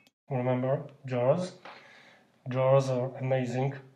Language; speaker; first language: English; non-native, fluent; Polish